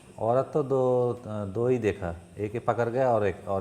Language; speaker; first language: Hindi; non-native, learner; Bangla